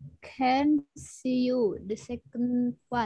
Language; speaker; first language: English; non-native, learner; Indonesian